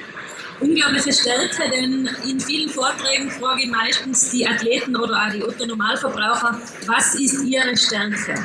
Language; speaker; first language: German; native; German